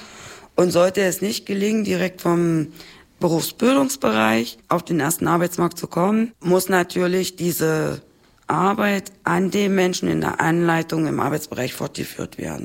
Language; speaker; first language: German; native; German